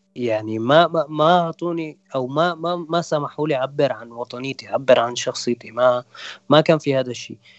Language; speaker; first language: Arabic; non-native, local second language; Kurdish